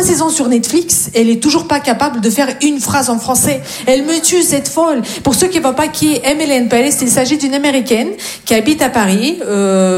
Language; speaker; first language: French; non-native, fluent; Russian